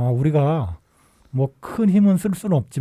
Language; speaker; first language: Korean; native; Korean